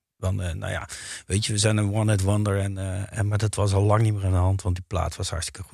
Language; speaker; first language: Dutch; native; Dutch